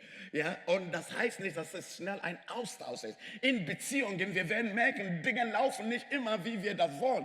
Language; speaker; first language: German; non-native, fluent; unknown